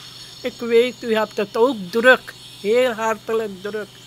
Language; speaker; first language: Dutch; non-native, local second language; Caribbean Hindustani